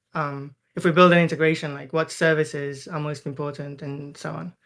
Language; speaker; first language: English; native; English